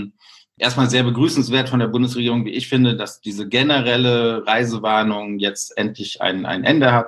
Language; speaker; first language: German; native; German